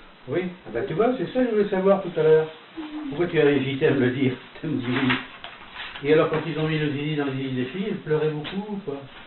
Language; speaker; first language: French; native; French